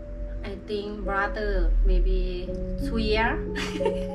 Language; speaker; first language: English; non-native, learner; Thai